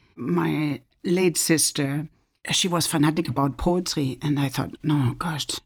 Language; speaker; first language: English; non-native, fluent; German